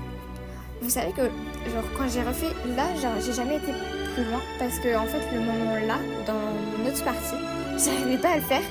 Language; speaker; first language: French; native; French